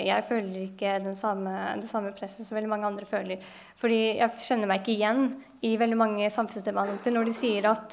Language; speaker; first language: Norwegian; early bilingual, other home language; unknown